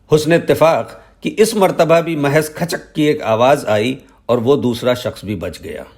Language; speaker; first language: Urdu; native; Urdu